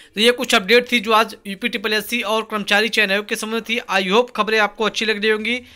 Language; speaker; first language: Hindi; native; Hindi